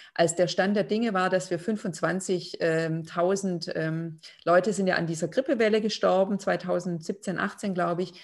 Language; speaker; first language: German; non-native, fluent; Lithuanian